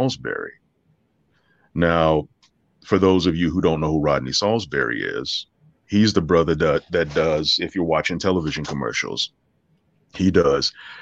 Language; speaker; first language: English; native; English